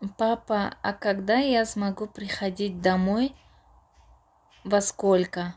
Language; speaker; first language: Russian; non-native, local second language; Tajik